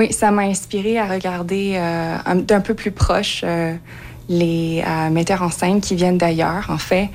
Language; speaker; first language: French; native; French